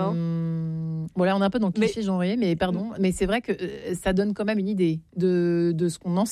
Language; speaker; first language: French; native; French